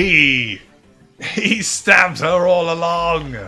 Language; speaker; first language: English; native; English